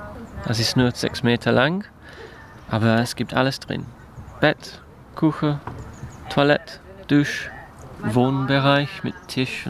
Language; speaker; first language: German; non-native, learner; English